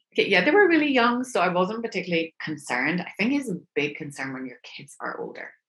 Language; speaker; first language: English; native; English